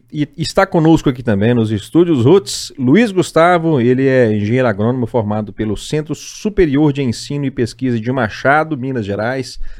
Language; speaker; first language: Portuguese; native; Portuguese